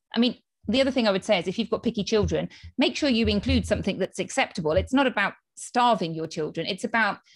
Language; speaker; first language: English; native; English